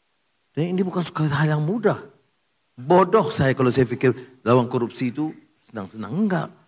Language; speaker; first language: Malay; native; Malay